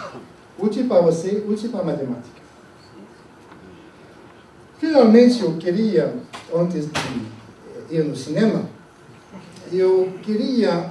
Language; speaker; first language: Portuguese; non-native, fluent; French